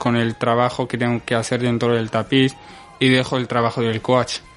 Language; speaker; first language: Spanish; non-native, fluent; Arabic